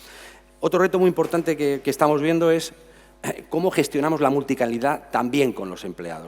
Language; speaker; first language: Spanish; native; Spanish